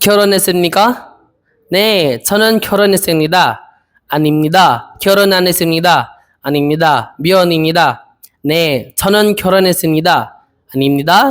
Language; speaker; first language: Korean; non-native, learner; Filipino